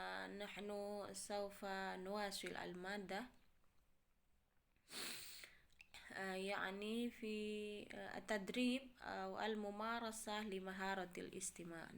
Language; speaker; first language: Arabic; non-native, fluent; Indonesian